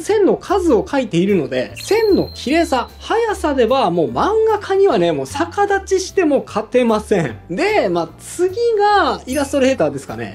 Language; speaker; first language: Japanese; native; Japanese